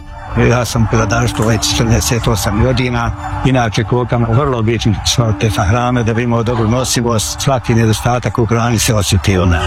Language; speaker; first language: Serbian; native; Serbian